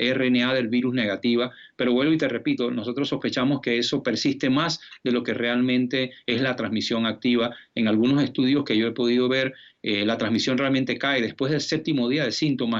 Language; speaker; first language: Spanish; native; Spanish